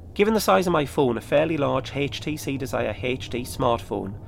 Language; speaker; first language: English; native; English